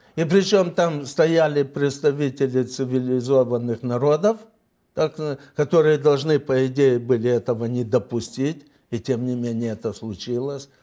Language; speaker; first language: Russian; native; Russian